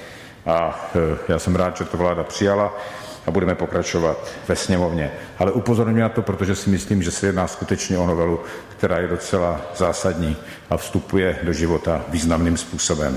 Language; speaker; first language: Czech; native; Czech